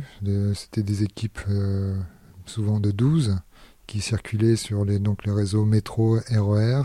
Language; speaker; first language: French; native; French